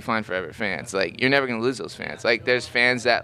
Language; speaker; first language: English; native; English